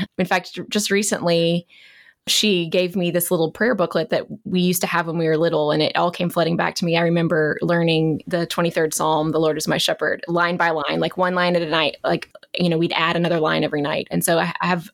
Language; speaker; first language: English; native; English